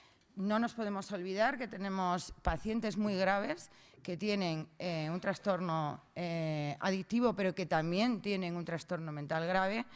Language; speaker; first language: Spanish; native; Spanish